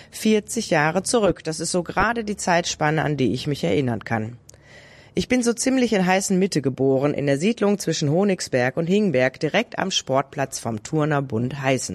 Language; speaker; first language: German; native; German